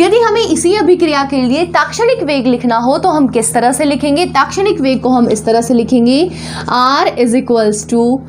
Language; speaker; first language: Hindi; native; Hindi